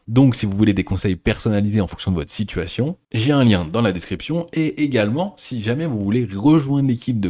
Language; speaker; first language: French; native; French